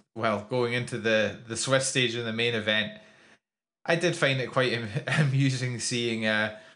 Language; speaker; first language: English; native; English